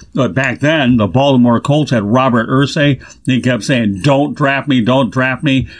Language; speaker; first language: English; native; English